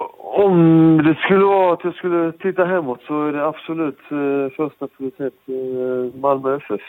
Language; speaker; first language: Swedish; early bilingual, other home language; Persian